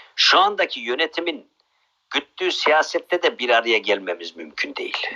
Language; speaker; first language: Turkish; native; Turkish